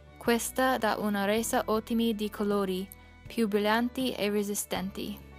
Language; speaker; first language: Italian; non-native, learner; English